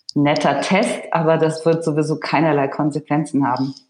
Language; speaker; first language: German; native; German